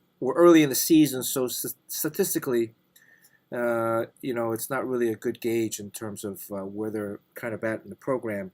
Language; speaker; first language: English; native; English